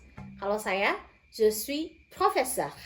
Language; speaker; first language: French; non-native, fluent; Indonesian